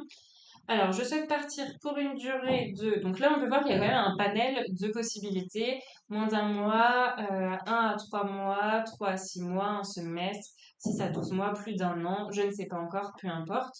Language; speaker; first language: French; native; French